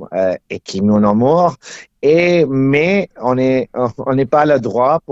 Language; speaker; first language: French; non-native, learner; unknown